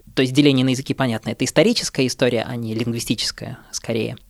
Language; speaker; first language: Russian; native; Russian